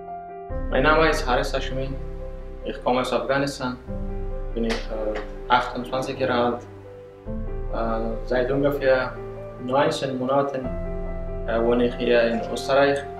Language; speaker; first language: German; non-native, learner; Persian